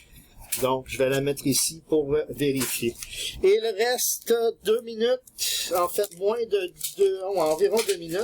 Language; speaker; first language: French; native; French